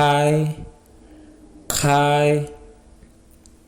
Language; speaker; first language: Chinese; non-native, fluent; Indonesian